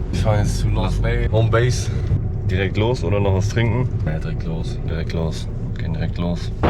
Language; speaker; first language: German; native; German